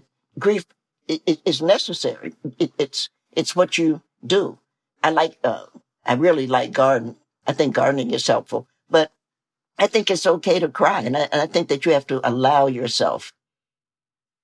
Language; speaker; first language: English; native; English